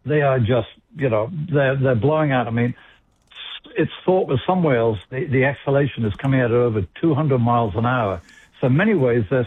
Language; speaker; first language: English; native; English